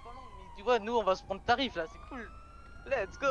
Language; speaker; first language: French; native; French